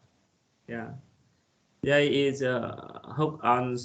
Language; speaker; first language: English; non-native, learner; Vietnamese